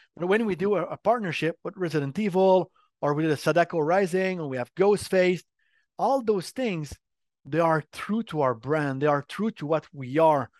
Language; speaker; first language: English; non-native, fluent; French